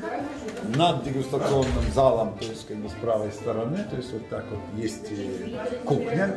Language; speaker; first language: Russian; non-native, local second language; Gagauz